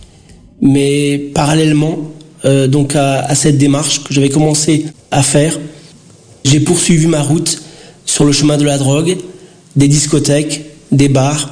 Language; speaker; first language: French; early bilingual, other home language; Portuguese